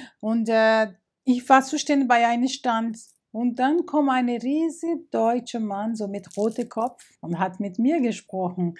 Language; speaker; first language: German; non-native, fluent; Portuguese